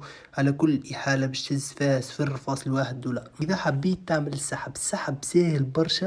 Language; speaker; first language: Arabic; native; Arabic